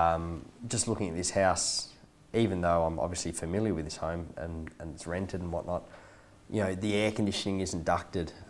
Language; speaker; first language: English; native; English